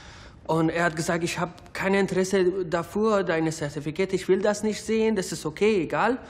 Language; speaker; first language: German; non-native, learner; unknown